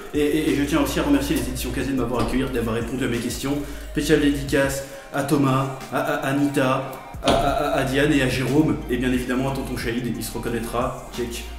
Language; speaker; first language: French; native; French